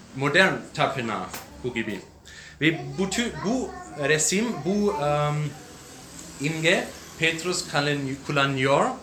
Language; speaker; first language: Turkish; non-native, learner; English